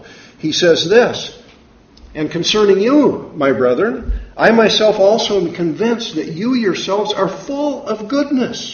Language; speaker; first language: English; native; English